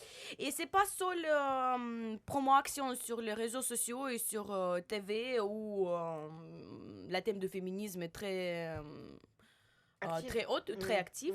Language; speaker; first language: French; non-native, learner; Russian